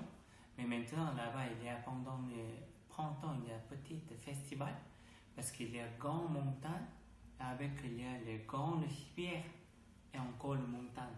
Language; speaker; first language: French; non-native, learner; Korean